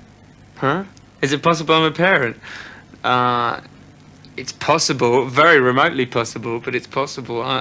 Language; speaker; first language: English; native; English